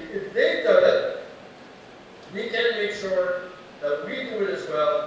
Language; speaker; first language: English; native; English